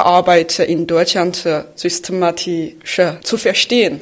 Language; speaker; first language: German; non-native, fluent; Chinese